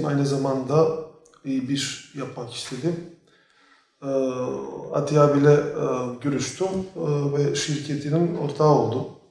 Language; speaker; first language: Turkish; non-native, fluent; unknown